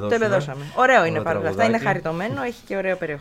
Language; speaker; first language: Greek; native; Greek